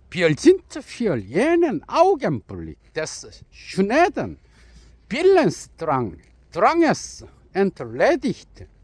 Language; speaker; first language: German; non-native, learner; Korean